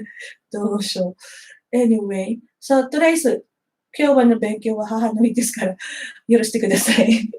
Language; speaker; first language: Japanese; non-native, fluent; Filipino